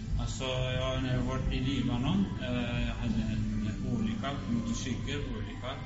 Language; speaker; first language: Swedish; non-native, learner; Arabic